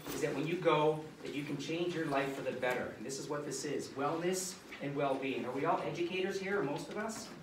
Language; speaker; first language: English; native; English